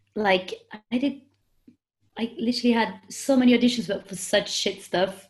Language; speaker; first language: English; non-native, fluent; French